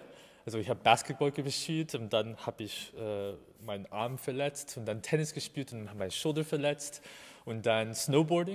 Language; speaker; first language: German; non-native, learner; Chinese